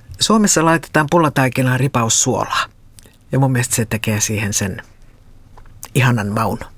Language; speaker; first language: Finnish; native; Finnish